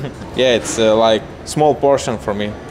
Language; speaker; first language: English; non-native, fluent; Lithuanian